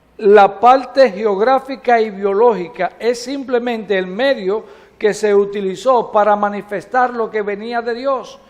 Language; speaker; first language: Spanish; native; Spanish